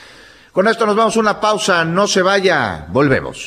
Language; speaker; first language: Spanish; native; Spanish